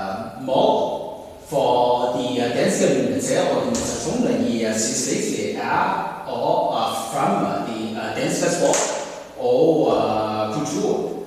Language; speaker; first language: Danish; non-native, learner; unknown